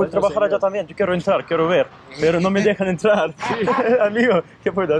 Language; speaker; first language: Spanish; non-native, learner; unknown